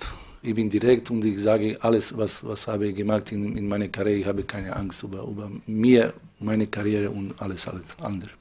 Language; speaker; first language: German; non-native, fluent; Serbian